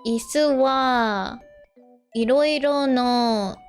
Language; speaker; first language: Japanese; non-native, learner; English